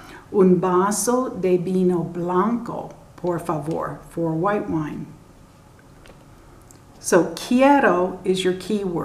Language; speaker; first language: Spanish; non-native, learner; English